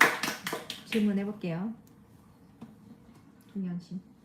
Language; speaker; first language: Korean; native; Korean